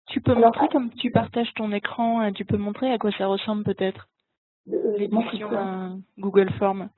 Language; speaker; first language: French; native; French